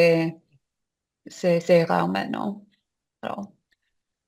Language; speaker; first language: French; non-native, learner; English